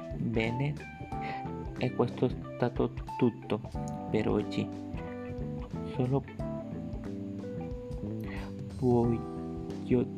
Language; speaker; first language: Italian; non-native, learner; Spanish